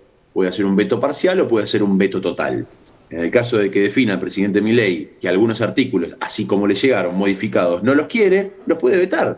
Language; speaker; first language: Spanish; native; Spanish